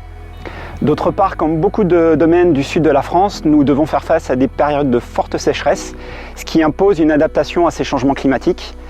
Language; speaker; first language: French; native; French